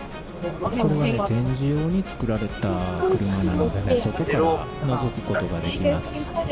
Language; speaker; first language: Japanese; native; Japanese